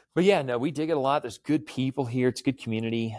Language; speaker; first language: English; native; English